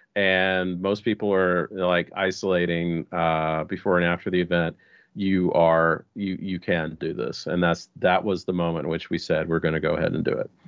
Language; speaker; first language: English; native; English